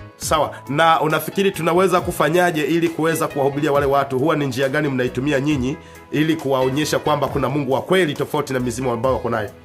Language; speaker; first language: Swahili; native; Swahili